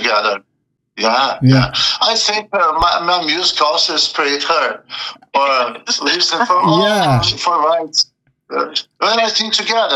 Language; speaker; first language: English; non-native, learner; Portuguese